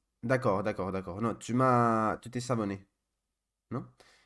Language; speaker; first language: French; non-native, learner; Spanish